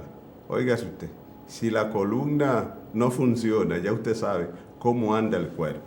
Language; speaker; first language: Spanish; native; Spanish